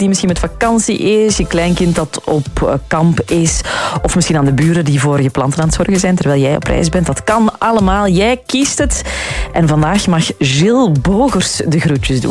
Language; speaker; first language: Dutch; native; Dutch